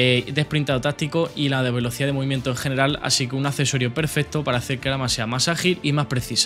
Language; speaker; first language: Spanish; native; Spanish